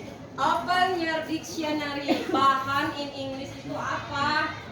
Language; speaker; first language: English; non-native, learner; Indonesian